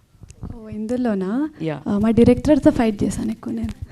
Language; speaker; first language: Telugu; early bilingual, heritage; Telugu